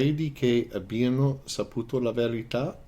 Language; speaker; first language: Italian; non-native, fluent; English